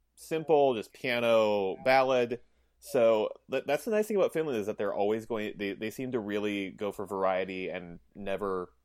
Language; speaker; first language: English; native; English